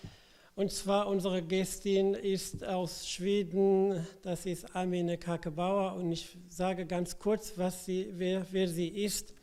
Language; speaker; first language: German; early bilingual, other home language; Central Kurdish